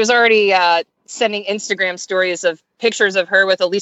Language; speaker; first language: English; native; English